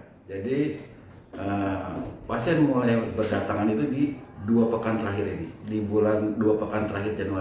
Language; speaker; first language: Indonesian; native; Indonesian